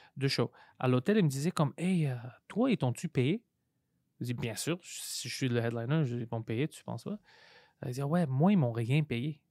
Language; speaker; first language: French; non-native, local second language; Greek